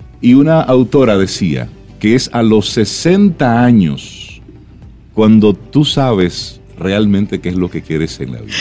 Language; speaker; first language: Spanish; native; Spanish